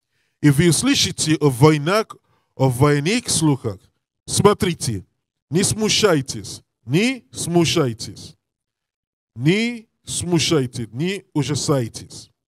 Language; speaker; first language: Russian; non-native, learner; English